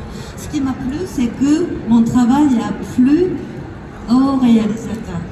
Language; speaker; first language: French; non-native, fluent; Japanese